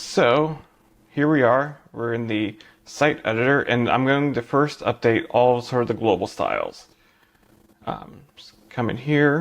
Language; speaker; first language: English; native; English